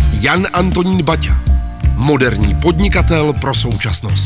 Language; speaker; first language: Czech; native; Czech